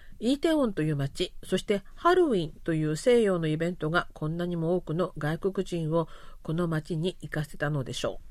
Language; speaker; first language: Japanese; non-native, fluent; Korean